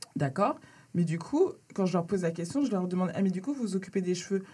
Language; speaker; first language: French; early bilingual, other home language; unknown